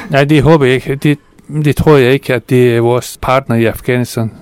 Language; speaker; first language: Danish; non-native, fluent; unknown